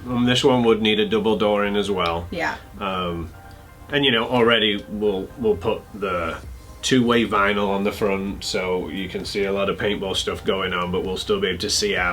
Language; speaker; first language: English; native; English